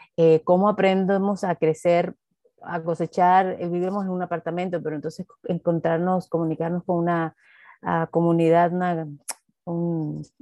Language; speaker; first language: Spanish; native; Spanish